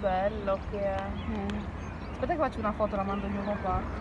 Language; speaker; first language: Italian; native; Italian